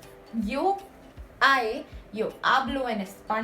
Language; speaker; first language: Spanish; non-native, fluent; Hindi